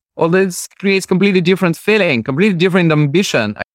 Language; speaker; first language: English; non-native, fluent; Russian